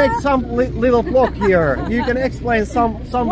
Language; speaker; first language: English; non-native, learner; Finnish